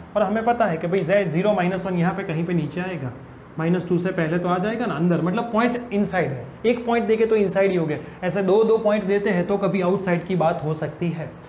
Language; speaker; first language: Hindi; non-native, local second language; Gujarati